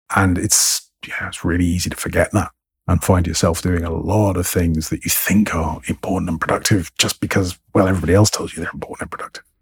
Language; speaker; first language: English; native; English